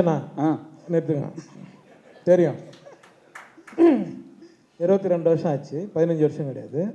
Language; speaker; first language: Tamil; native; Tamil